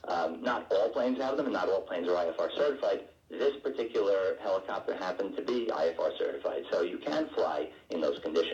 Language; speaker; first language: English; native; English